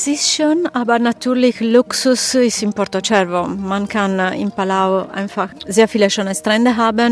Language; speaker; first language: German; non-native, fluent; Italian